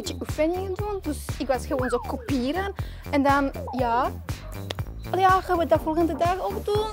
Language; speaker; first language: Dutch; non-native, learner; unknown